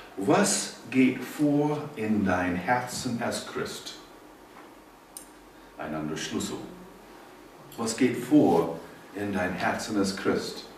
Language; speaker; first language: German; non-native, fluent; English